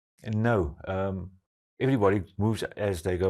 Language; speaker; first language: English; non-native, local second language; Afrikaans